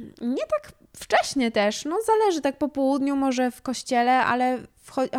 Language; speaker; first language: Polish; early bilingual, heritage; Polish